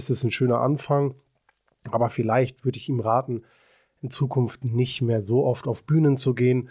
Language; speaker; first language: German; native; German